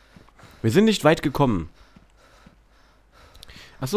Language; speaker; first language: German; native; German